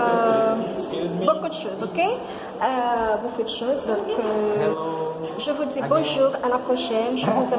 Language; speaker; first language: French; non-native, local second language; Haitian Creole